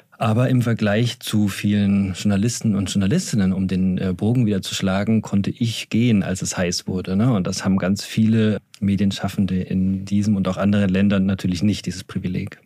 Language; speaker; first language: German; native; German